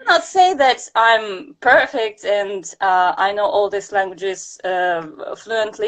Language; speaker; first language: English; non-native, fluent; Russian